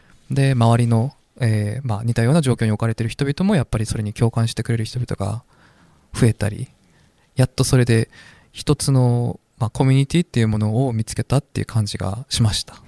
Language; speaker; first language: Japanese; non-native, fluent; Korean